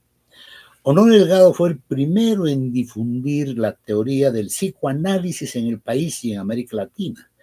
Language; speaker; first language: Spanish; native; Spanish